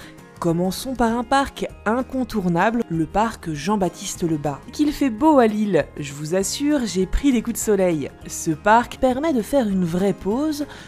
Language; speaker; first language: French; native; French